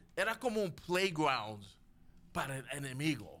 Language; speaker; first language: Spanish; early bilingual, heritage; Spanish